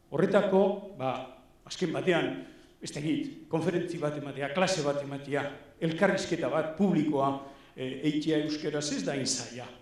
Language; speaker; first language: Basque; non-native, local second language; Spanish